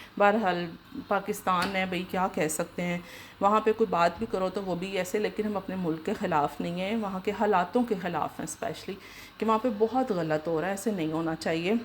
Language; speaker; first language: Urdu; native; Urdu